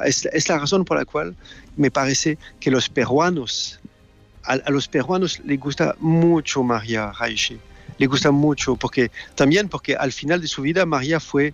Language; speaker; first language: Spanish; non-native, fluent; French